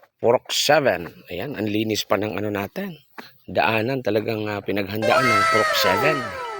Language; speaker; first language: Filipino; non-native, local second language; Bikol